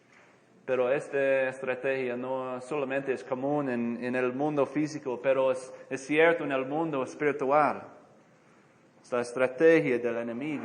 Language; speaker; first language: Spanish; non-native, fluent; English